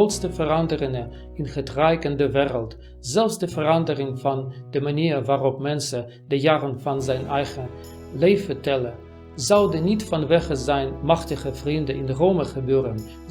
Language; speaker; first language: Dutch; non-native, learner; Russian